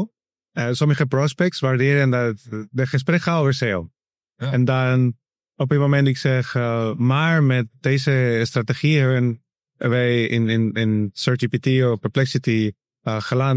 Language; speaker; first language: Dutch; non-native, learner; Spanish